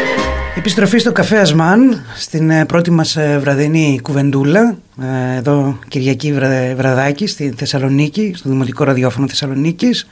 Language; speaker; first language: Greek; native; Greek